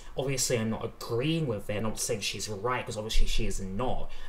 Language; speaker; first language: English; native; English